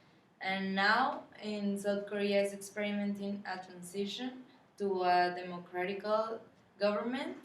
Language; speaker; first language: English; non-native, learner; Spanish